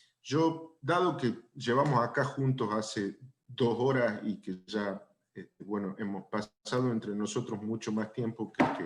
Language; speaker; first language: Spanish; native; Spanish